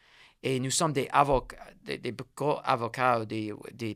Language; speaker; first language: French; non-native, learner; English